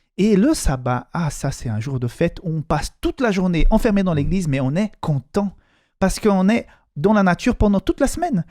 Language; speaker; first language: French; non-native, fluent; Portuguese